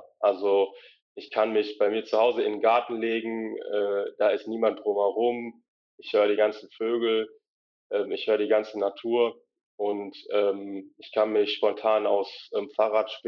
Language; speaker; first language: German; native; German